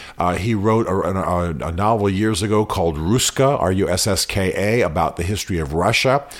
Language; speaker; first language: English; native; English